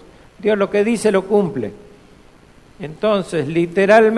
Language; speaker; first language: Spanish; native; Spanish